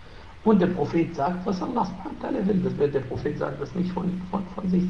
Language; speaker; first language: German; non-native, fluent; Arabic